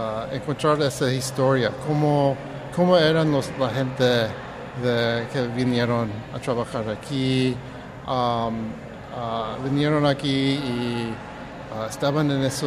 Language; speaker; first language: Spanish; early bilingual, heritage; Spanish